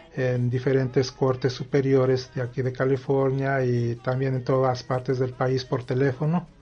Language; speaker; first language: Spanish; non-native, local second language; Nahuatl languages